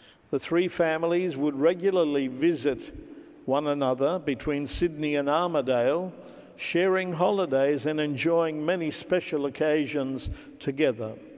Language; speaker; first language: English; native; English